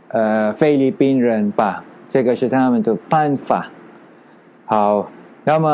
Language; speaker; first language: Chinese; non-native, learner; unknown